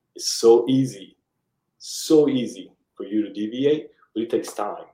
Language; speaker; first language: English; early bilingual, other home language; Spanish